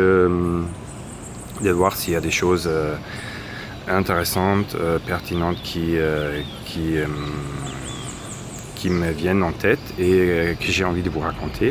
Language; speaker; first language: French; non-native, fluent; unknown